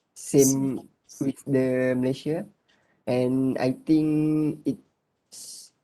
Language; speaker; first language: English; non-native, learner; Malay